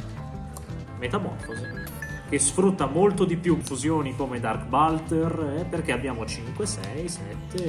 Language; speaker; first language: Italian; native; Italian